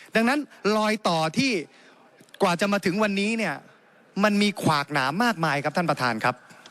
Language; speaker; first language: Thai; native; Thai